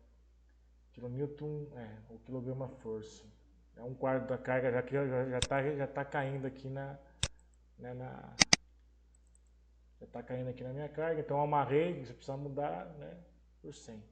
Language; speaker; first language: Portuguese; native; Portuguese